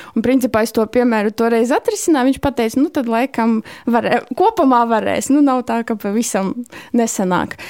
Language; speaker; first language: Latvian; non-native, local second language; Russian